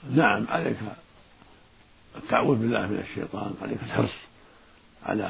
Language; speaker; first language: Arabic; native; Arabic